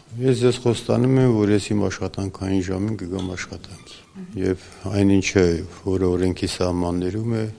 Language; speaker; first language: Armenian; native; Armenian